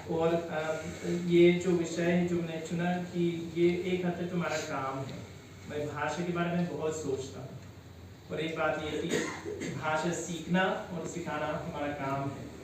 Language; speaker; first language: Hindi; non-native, fluent; English